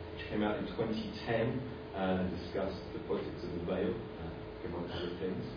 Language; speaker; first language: English; native; English